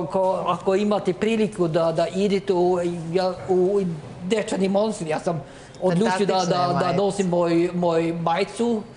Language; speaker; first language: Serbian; non-native, learner; Norwegian